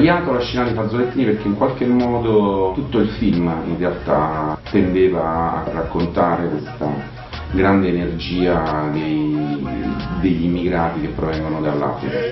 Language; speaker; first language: Italian; native; Italian